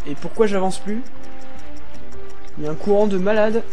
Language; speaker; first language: French; native; French